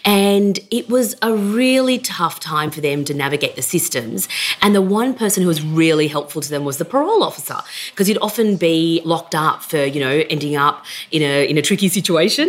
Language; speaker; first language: English; native; English